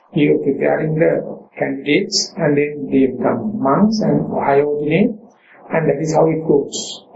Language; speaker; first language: English; non-native, local second language; Sinhala